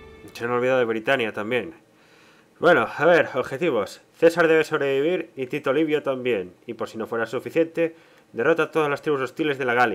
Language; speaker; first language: Spanish; native; Spanish